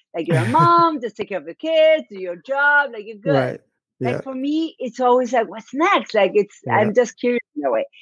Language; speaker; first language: English; non-native, fluent; Spanish